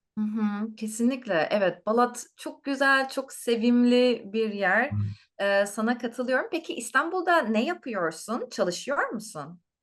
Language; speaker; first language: Turkish; native; Turkish